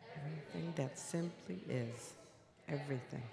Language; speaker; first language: English; native; English